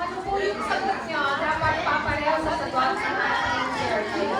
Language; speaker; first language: Filipino; native; Filipino